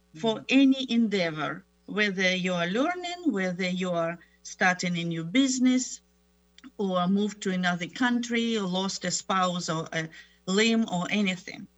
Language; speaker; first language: English; non-native, fluent; Russian